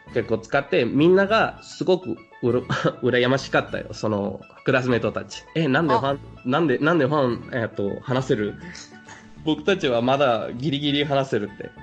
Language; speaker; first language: Japanese; non-native, fluent; Spanish